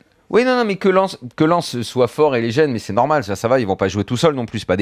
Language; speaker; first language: French; native; French